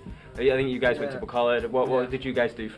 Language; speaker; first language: English; native; English